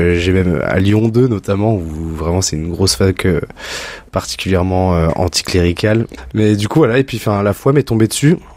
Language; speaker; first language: French; native; French